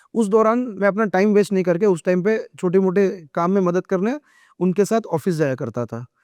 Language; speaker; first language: Hindi; non-native, local second language; Gujarati